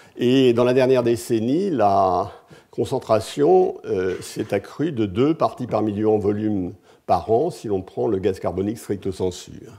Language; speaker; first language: French; native; French